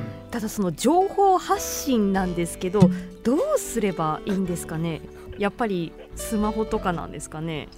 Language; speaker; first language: Japanese; native; Japanese